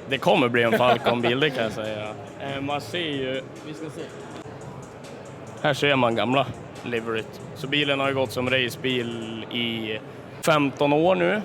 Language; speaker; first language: Swedish; native; Swedish